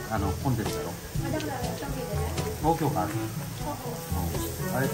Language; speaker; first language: Japanese; native; Japanese